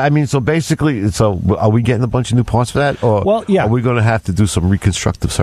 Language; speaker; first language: English; native; English